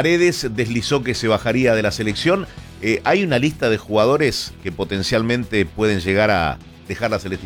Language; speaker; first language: Spanish; native; Spanish